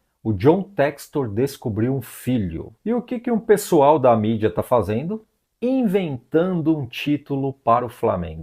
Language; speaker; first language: Portuguese; native; Portuguese